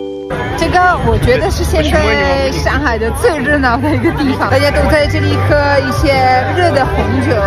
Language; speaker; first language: Chinese; non-native, fluent; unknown